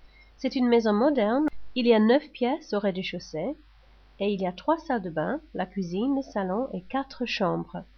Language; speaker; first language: French; non-native, learner; English